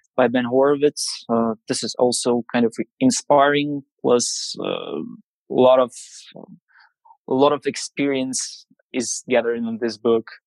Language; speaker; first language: English; non-native, fluent; Russian